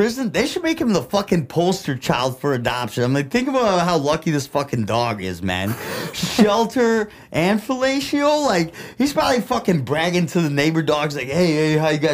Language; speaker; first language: English; early bilingual, other home language; Russian